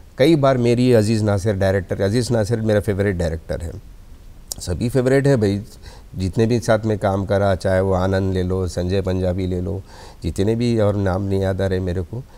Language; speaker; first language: Hindi; native; Hindi